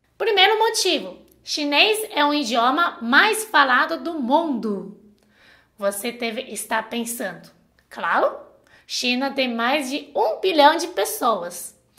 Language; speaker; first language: Portuguese; non-native, fluent; Chinese